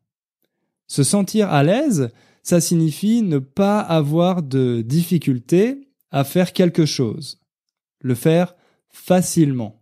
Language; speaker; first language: French; native; French